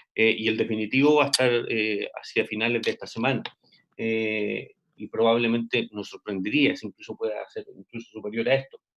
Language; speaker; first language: Spanish; native; Spanish